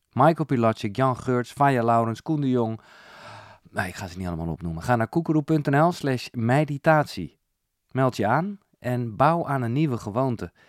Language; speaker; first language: Dutch; native; Dutch